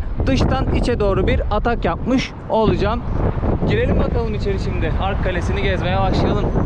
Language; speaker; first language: Turkish; native; Turkish